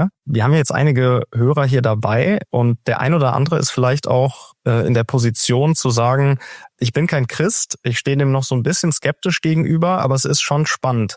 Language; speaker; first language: German; native; German